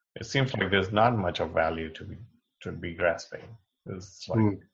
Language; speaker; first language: English; non-native, local second language; Hindi